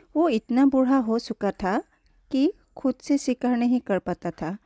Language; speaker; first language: Hindi; non-native, local second language; Assamese